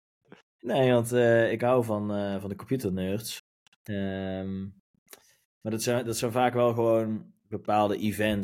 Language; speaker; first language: Dutch; native; Dutch